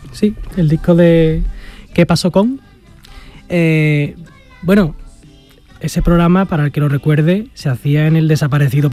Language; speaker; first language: Spanish; native; Spanish